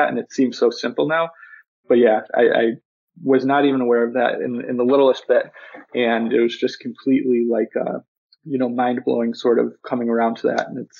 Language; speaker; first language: English; native; English